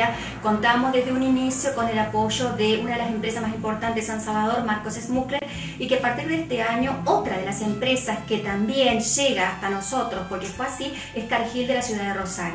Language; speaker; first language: Spanish; native; Spanish